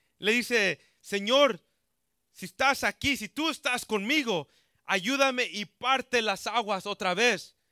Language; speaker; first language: Spanish; early bilingual, heritage; Spanish